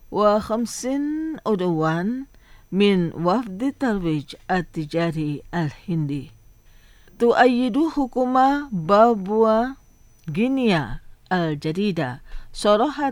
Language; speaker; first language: Arabic; non-native, fluent; Indonesian